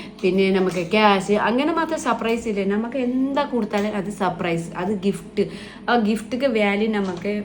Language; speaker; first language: Malayalam; non-native, learner; Nepali